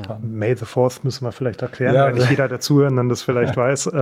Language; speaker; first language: German; native; German